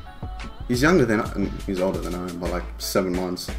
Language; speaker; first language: English; native; English